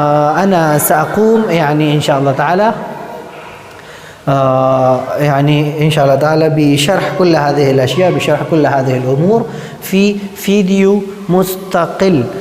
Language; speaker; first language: Arabic; non-native, fluent; Urdu